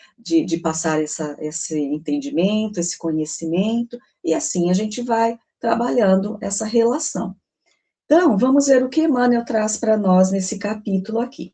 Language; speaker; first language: Portuguese; native; Portuguese